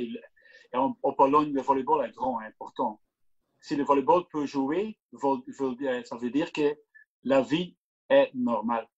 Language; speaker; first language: French; non-native, local second language; Dutch